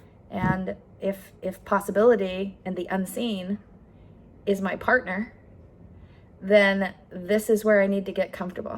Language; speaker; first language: English; native; English